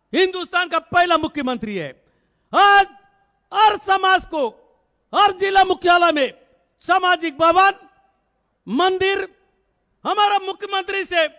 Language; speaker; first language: Hindi; native; Hindi